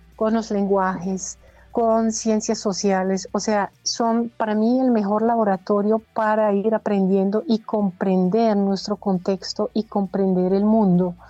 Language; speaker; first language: Spanish; non-native, fluent; German